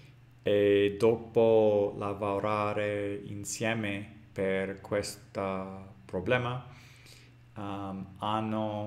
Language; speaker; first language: Italian; non-native, learner; English